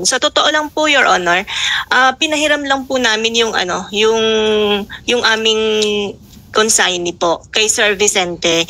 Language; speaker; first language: Filipino; native; Filipino